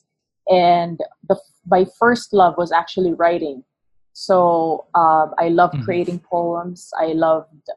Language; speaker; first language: English; non-native, local second language; Hiligaynon